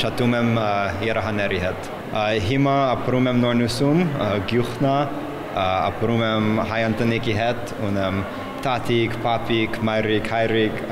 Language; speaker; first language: Armenian; non-native, learner; English